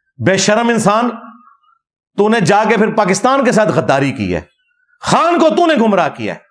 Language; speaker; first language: Urdu; non-native, local second language; Punjabi